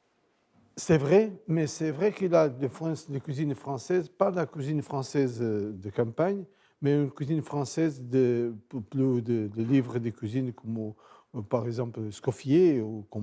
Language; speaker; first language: French; non-native, fluent; Portuguese